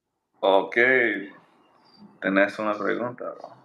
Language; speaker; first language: Spanish; non-native, learner; English